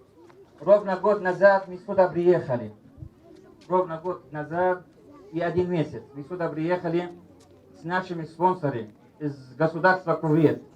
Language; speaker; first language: Russian; non-native, fluent; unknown